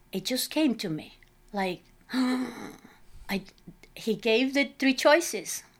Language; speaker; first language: English; non-native, fluent; Spanish